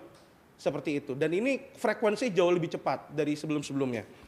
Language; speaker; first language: Indonesian; native; Indonesian